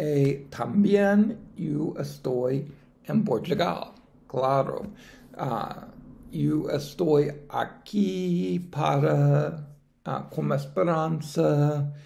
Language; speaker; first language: Portuguese; non-native, learner; English